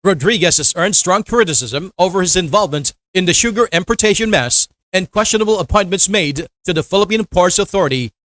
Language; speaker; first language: English; non-native, local second language; Filipino